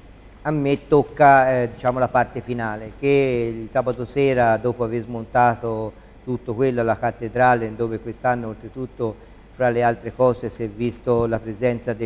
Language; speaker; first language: Italian; native; Italian